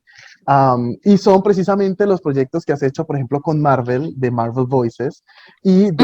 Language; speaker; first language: Spanish; native; Spanish